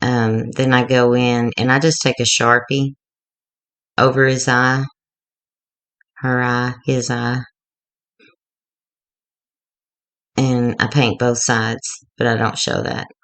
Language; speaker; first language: English; native; English